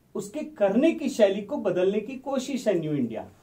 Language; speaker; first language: Hindi; native; Hindi